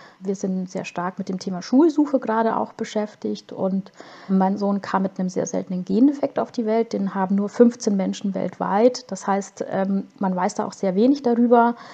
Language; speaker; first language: German; native; German